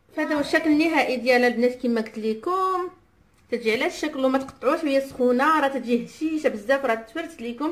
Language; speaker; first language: Arabic; native; Arabic